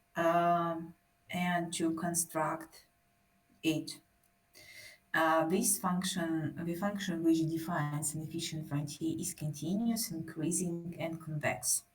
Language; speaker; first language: English; non-native, fluent; Russian